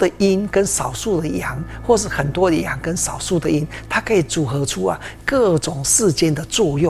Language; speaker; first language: Chinese; native; Chinese